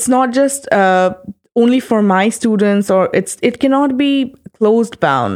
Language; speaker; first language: English; non-native, local second language; Bangla